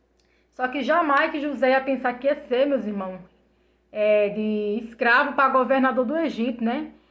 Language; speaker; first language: Portuguese; native; Portuguese